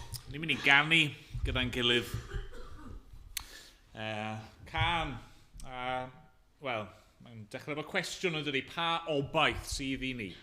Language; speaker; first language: Welsh; native; Welsh